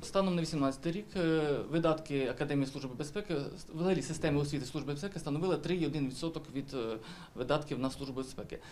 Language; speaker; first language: Ukrainian; native; Ukrainian